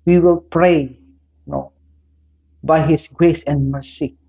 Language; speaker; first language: English; non-native, local second language; Filipino